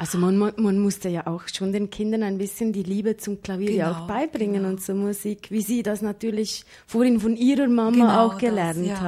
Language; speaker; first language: German; native; German